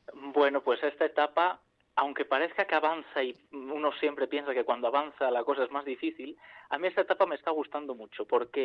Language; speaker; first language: Spanish; native; Spanish